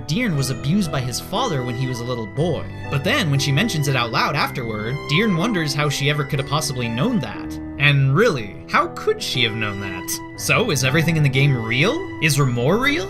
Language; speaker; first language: English; native; English